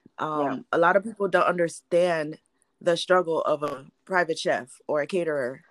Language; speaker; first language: English; early bilingual, other home language; Haitian Creole